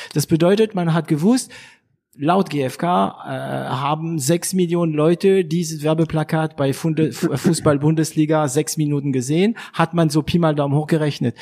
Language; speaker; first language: German; non-native, fluent; French